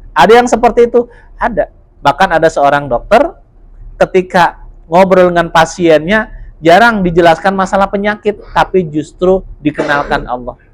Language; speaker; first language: Indonesian; non-native, local second language; Javanese